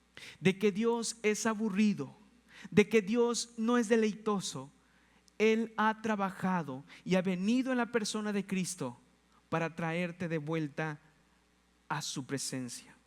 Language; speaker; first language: Spanish; native; Spanish